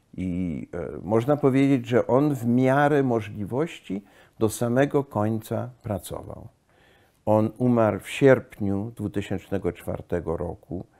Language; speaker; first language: Polish; early bilingual, heritage; Polish